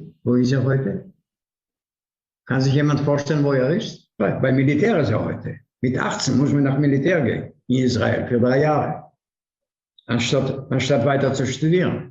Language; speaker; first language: German; non-native, fluent; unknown